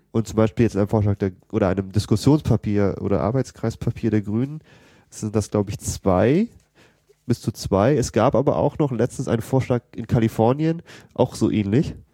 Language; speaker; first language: German; native; German